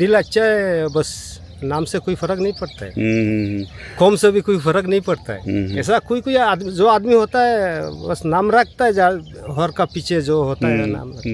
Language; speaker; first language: Hindi; non-native, fluent; Pashto